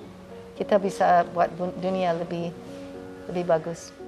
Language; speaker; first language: Indonesian; non-native, fluent; English